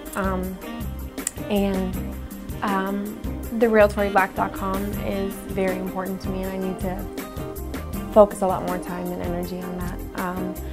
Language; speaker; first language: English; native; English